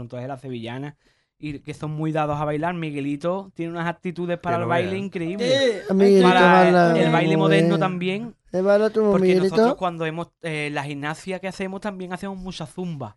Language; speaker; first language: Spanish; native; Spanish